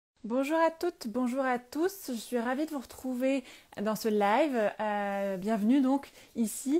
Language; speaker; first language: French; native; French